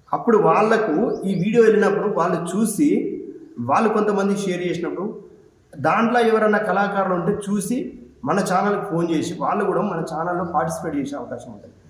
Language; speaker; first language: Telugu; native; Telugu